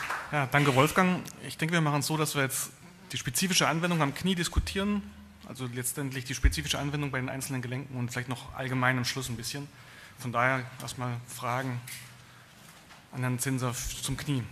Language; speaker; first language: German; native; German